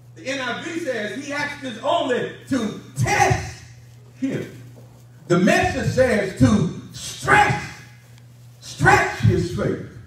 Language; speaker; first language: English; native; English